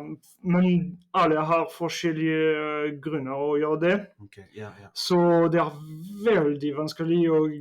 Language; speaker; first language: Norwegian; non-native, fluent; French